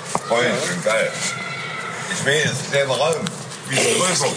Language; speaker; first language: German; native; German